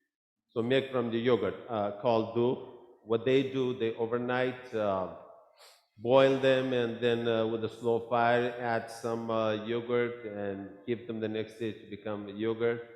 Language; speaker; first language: English; non-native, local second language; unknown